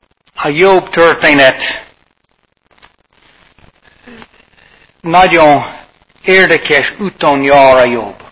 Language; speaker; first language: Hungarian; non-native, fluent; English